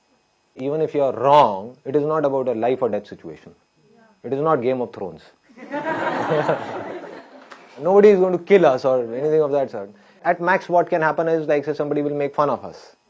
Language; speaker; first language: English; non-native, local second language; Hindi